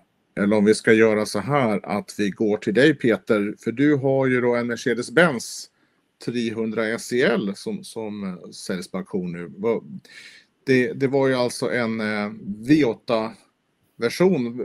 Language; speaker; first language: Swedish; native; Swedish